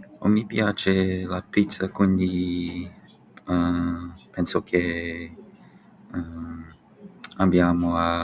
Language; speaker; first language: Italian; non-native, learner; English